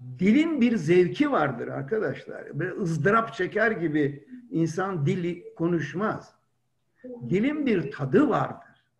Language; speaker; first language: Turkish; native; Turkish